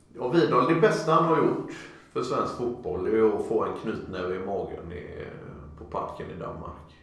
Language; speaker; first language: Swedish; native; Swedish